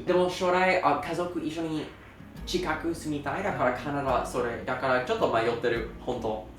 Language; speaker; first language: Japanese; non-native, learner; English